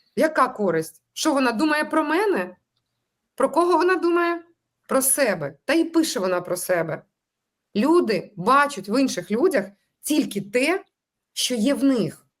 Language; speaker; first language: Ukrainian; non-native, local second language; Russian